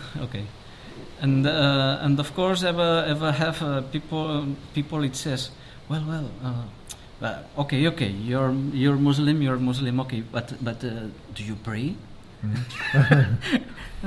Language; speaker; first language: English; non-native, learner; Spanish